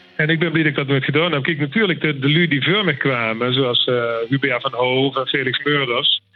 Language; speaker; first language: Dutch; native; Dutch